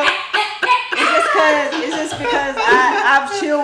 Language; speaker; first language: English; native; English